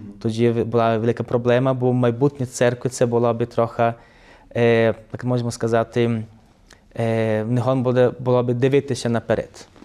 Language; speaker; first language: Ukrainian; early bilingual, heritage; Ukrainian